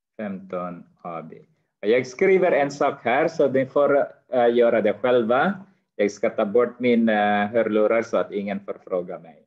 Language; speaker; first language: Swedish; non-native, fluent; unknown